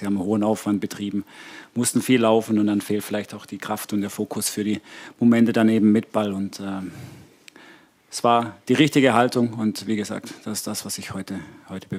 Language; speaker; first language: German; native; German